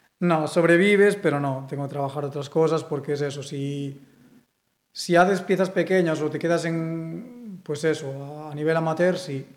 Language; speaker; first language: Spanish; non-native, local second language; Galician